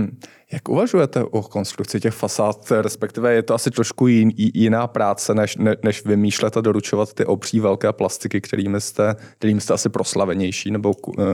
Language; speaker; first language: Czech; native; Czech